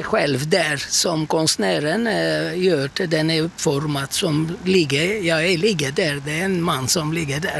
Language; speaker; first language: Swedish; non-native, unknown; Turkish